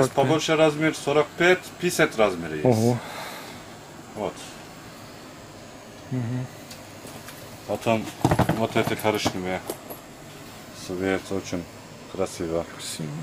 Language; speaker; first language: Russian; non-native, learner; Turkish